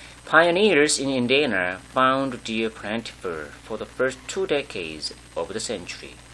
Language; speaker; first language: English; non-native, fluent; Korean